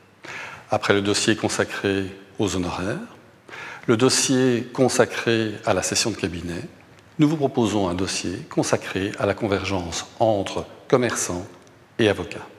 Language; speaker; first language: French; native; French